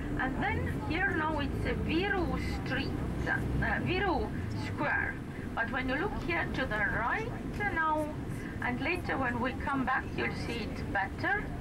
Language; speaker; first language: English; non-native, fluent; Estonian